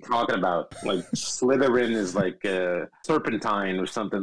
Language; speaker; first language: English; non-native, fluent; French